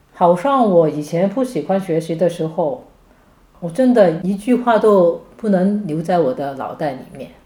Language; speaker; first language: Chinese; non-native, local second language; Cantonese